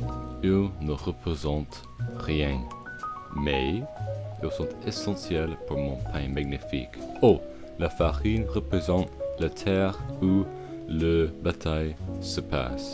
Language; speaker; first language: French; non-native, learner; English